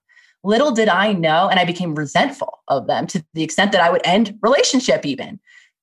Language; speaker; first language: English; native; English